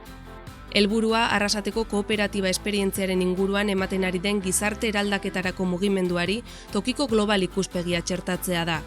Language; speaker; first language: Basque; native; Basque